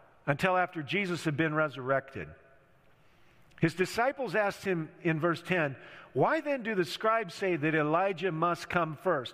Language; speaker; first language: English; native; English